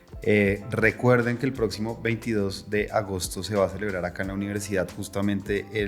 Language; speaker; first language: Spanish; native; Spanish